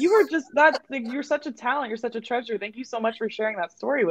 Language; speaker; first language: English; native; English